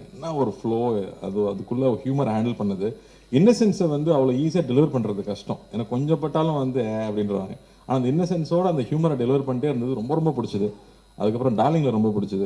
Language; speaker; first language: Tamil; native; Tamil